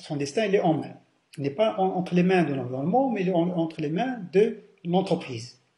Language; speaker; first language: French; non-native, local second language; Arabic